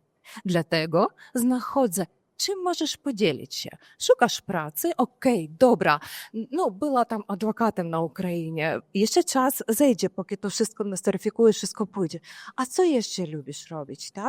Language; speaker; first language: Polish; non-native, fluent; Ukrainian